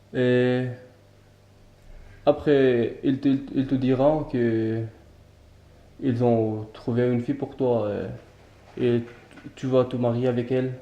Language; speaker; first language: French; non-native, learner; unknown